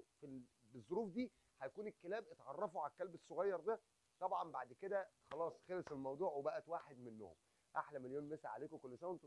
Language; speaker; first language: Arabic; native; Arabic